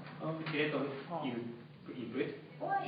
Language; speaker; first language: English; non-native, learner; Japanese